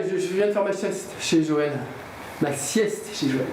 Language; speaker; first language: French; native; French